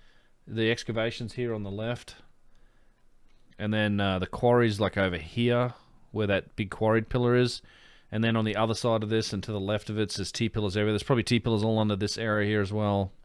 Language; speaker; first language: English; native; English